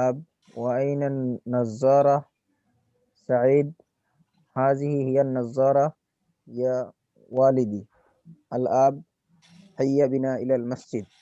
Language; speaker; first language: Arabic; non-native, learner; Urdu